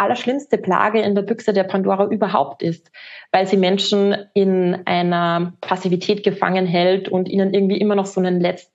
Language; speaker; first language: German; native; German